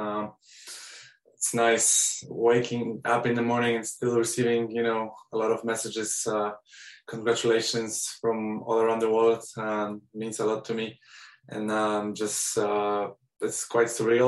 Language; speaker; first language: English; non-native, fluent; Polish